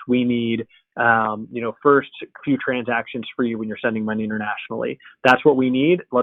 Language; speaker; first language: English; native; English